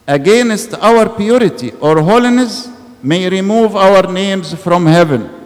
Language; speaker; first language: English; non-native, fluent; Arabic